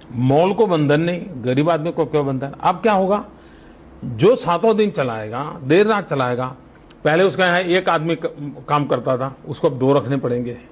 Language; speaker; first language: Hindi; non-native, local second language; Gujarati